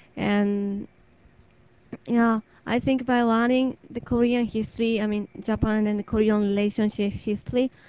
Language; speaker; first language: English; non-native, fluent; Japanese